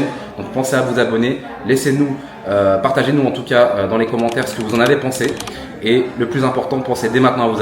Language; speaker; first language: French; native; French